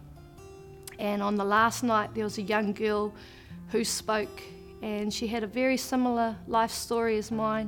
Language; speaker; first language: English; native; English